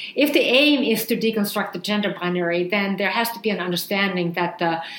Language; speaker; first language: English; non-native, fluent; Finnish